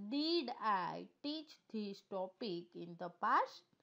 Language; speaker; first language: English; non-native, local second language; Gujarati